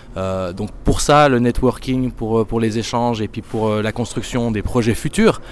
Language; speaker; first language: French; native; French